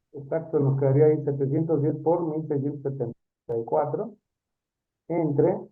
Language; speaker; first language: Spanish; native; Spanish